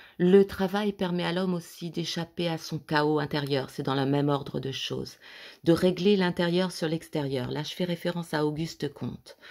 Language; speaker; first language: French; native; French